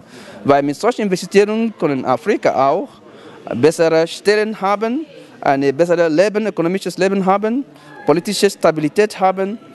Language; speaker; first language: German; non-native, fluent; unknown